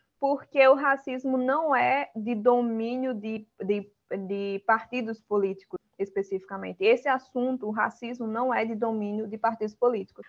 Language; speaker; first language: Portuguese; early bilingual, other home language; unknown